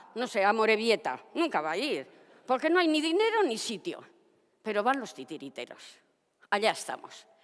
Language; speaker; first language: Basque; non-native, local second language; Spanish